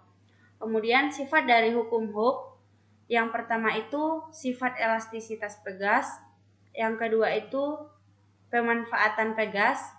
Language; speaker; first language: Indonesian; native; Indonesian